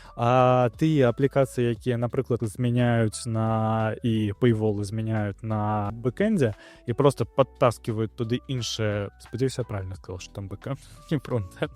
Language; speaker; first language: Belarusian; non-native, local second language; Russian